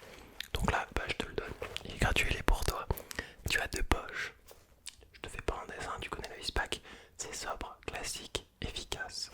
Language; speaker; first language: French; native; French